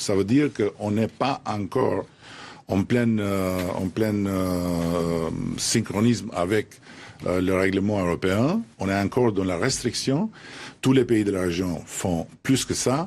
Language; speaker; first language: French; non-native, fluent; Albanian